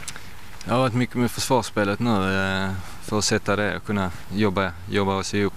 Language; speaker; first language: Swedish; native; Swedish